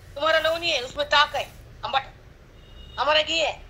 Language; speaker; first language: Hindi; non-native, local second language; Marathi